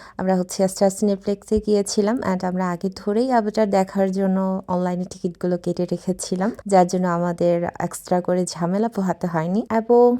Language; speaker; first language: Bangla; native; Bangla